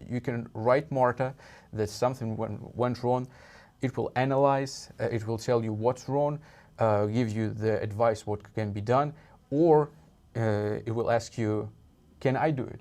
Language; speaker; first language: English; non-native, fluent; Russian